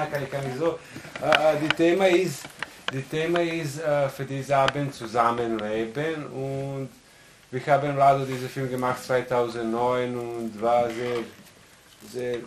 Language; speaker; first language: German; non-native, learner; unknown